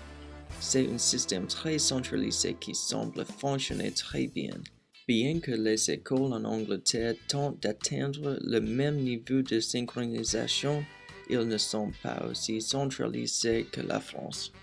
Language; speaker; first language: French; non-native, learner; English